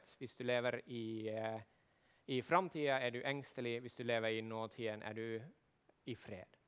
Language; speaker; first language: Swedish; non-native, local second language; Finnish